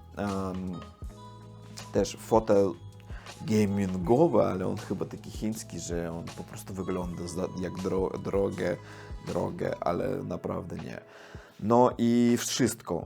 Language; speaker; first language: Polish; non-native, learner; Russian